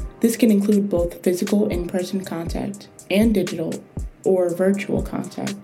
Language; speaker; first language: English; native; English